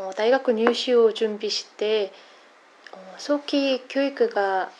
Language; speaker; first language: Japanese; non-native, fluent; Korean